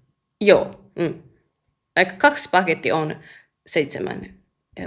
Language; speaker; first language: Finnish; non-native, learner; Japanese